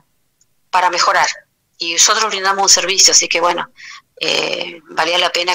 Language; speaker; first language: Spanish; native; Spanish